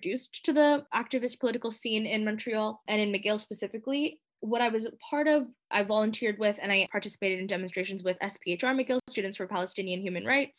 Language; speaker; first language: English; native; English